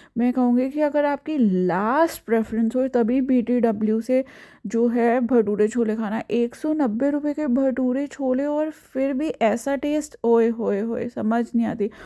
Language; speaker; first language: Hindi; native; Hindi